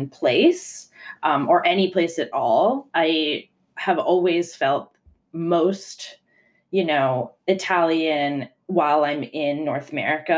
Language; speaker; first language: English; non-native, fluent; Italian